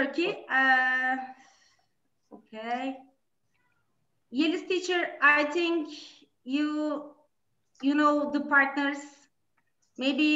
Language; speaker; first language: English; non-native, local second language; Turkish